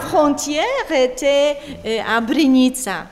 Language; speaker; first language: French; non-native, fluent; Polish